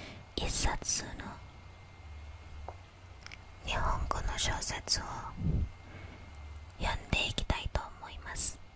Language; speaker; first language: Japanese; non-native, fluent; Indonesian